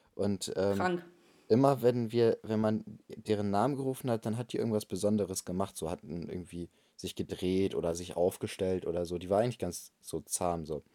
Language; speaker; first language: German; native; German